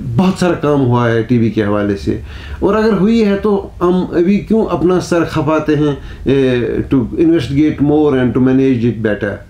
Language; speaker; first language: Urdu; non-native, local second language; Kashmiri